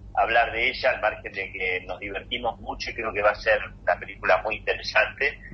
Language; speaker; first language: Spanish; native; Spanish